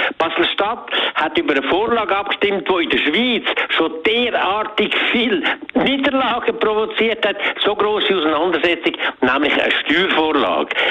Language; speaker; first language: German; native; German